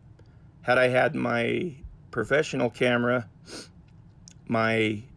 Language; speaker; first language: English; native; English